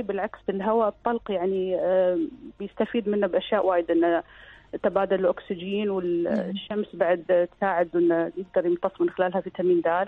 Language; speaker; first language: Arabic; native; Arabic